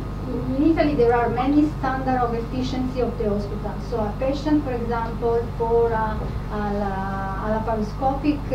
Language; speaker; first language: English; non-native, fluent; Italian